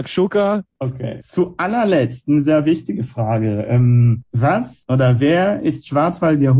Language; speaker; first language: German; non-native, fluent; Hebrew